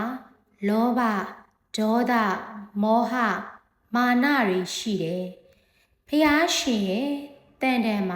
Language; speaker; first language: Burmese; native; Burmese